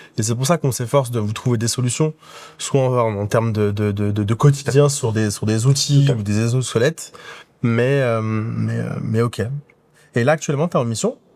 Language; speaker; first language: French; native; French